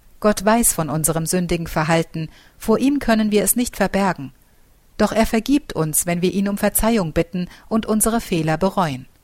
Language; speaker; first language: German; native; German